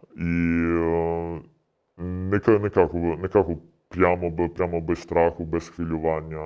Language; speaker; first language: Ukrainian; early bilingual, heritage; Ukrainian